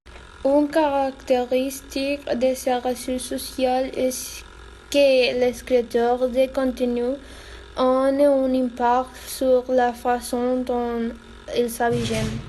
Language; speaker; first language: French; non-native, learner; Spanish